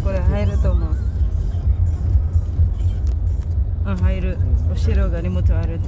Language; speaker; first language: Japanese; non-native, fluent; Filipino